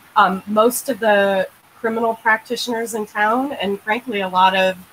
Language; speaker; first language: English; native; English